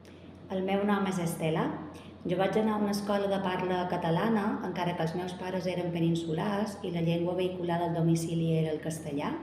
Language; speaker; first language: Catalan; non-native, local second language; Spanish